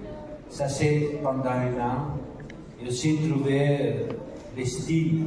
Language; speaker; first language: French; non-native, learner; Spanish